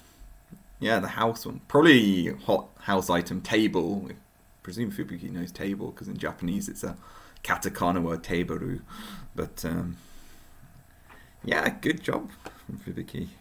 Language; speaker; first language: English; non-native, fluent; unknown